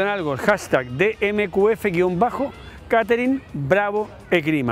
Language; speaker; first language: Spanish; native; Spanish